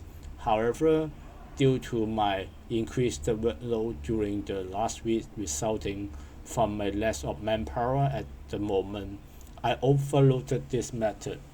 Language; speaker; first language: English; non-native, learner; Cantonese